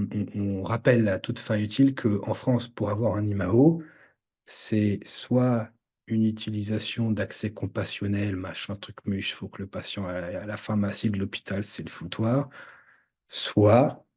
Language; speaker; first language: French; native; French